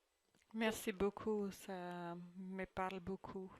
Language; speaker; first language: French; non-native, fluent; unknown